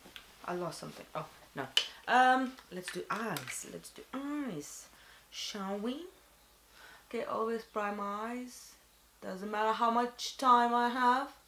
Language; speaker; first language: English; non-native, fluent; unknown